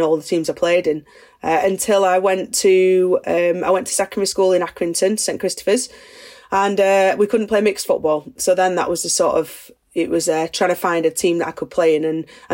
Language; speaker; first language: English; native; English